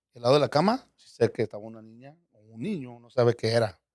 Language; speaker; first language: Spanish; early bilingual, heritage; Spanish